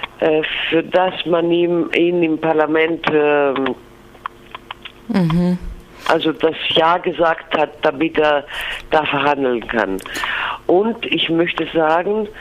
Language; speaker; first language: German; non-native, fluent; Greek